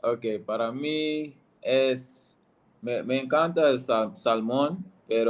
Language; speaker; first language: Spanish; non-native, learner; English